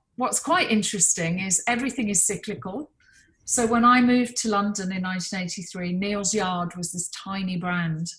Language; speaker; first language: English; native; English